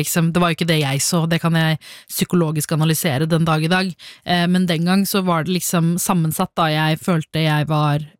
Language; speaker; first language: Norwegian; early bilingual, other home language; Tamil